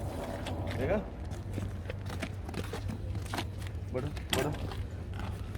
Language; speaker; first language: Hindi; non-native, local second language; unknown